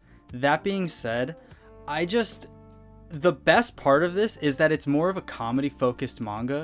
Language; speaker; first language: English; native; English